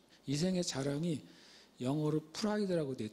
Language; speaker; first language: Korean; native; Korean